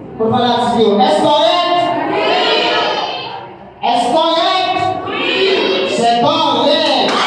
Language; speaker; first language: French; non-native, local second language; Haitian Creole